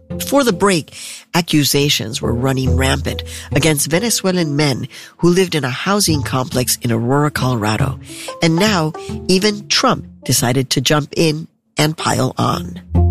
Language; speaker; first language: English; native; English